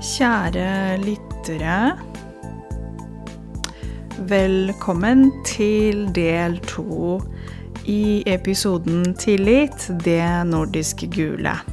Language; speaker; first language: Norwegian; non-native, fluent; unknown